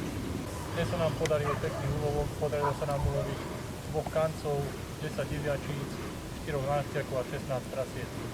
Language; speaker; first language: Slovak; native; Slovak